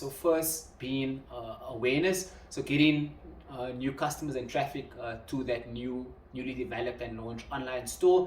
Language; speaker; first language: English; non-native, local second language; Afrikaans